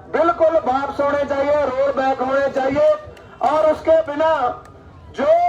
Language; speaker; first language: Hindi; native; Hindi